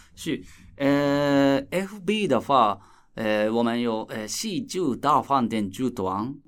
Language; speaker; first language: Chinese; non-native, fluent; Japanese